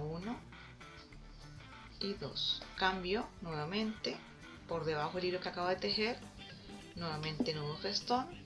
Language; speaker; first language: Spanish; native; Spanish